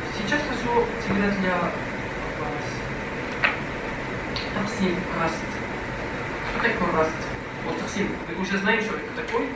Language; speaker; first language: Russian; non-native, fluent; Arabic